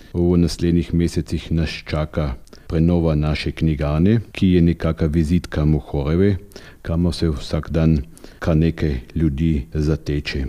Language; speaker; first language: Slovenian; native; Slovenian